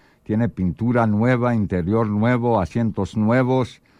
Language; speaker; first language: Spanish; early bilingual, heritage; Spanish